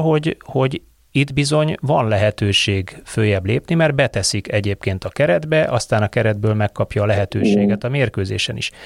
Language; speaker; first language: Hungarian; native; Hungarian